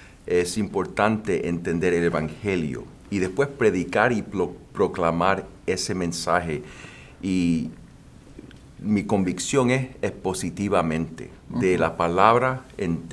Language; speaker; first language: Spanish; early bilingual, heritage; Spanish